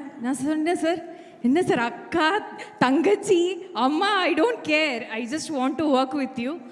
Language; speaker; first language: Tamil; non-native, fluent; Malayalam